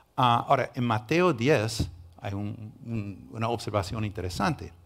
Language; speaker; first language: Spanish; non-native, fluent; English